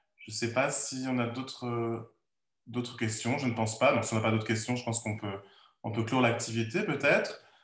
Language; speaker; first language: French; native; French